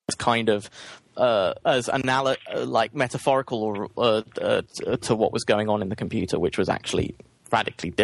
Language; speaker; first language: English; native; English